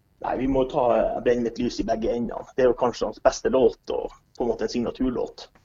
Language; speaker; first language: Norwegian; native; Norwegian